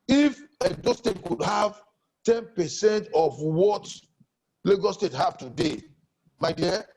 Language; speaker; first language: English; non-native, local second language; Yoruba